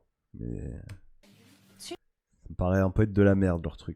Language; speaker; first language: French; native; French